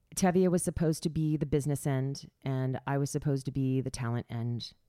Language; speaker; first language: English; native; English